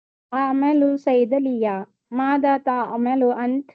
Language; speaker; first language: Arabic; non-native, learner; Tamil